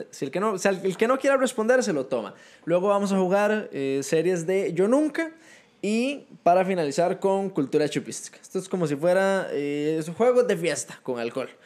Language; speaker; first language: Spanish; native; Spanish